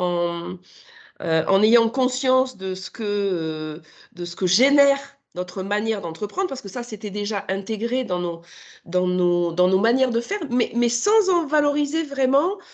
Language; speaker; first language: French; native; French